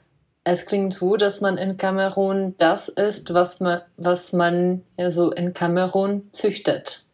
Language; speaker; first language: German; non-native, fluent; Czech